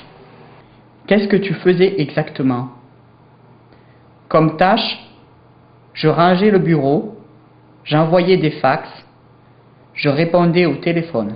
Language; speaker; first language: French; non-native, learner; English